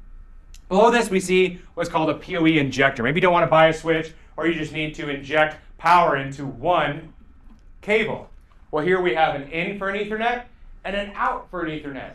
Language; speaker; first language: English; native; English